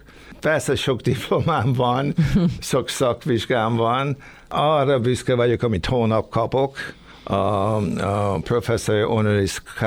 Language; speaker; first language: Hungarian; early bilingual, other home language; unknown